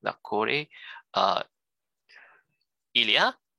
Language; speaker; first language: French; non-native, learner; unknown